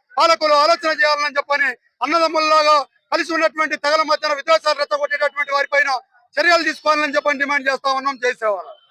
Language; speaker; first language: Telugu; non-native, local second language; Lambadi